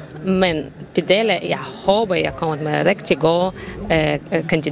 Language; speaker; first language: Danish; non-native, learner; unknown